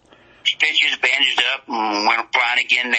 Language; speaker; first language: English; native; English